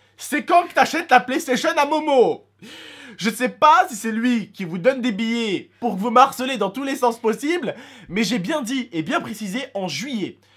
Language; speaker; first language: French; native; French